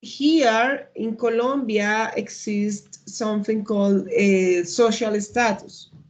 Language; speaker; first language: English; non-native, learner; Spanish